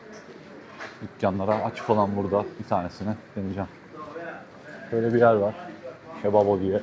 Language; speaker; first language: Turkish; native; Turkish